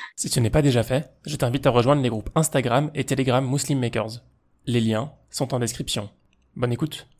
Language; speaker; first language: French; native; French